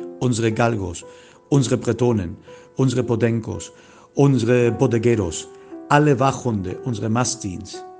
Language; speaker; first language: German; non-native, fluent; Spanish